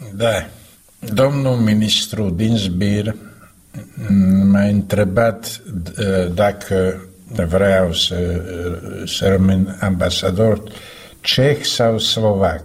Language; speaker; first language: Romanian; non-native, learner; Slovak